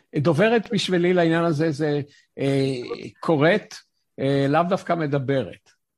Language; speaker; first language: Hebrew; native; Hebrew